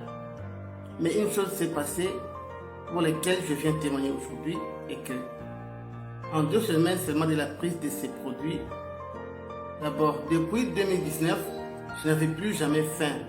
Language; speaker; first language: French; non-native, local second language; Lingala